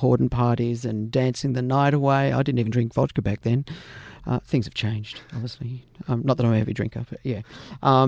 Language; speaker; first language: English; native; English